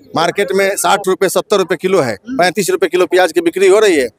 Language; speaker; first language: Hindi; native; Hindi